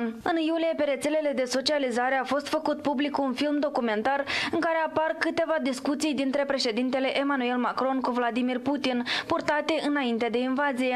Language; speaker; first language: Romanian; native; Romanian